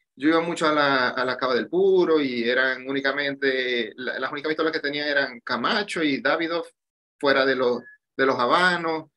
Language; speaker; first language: Spanish; native; Spanish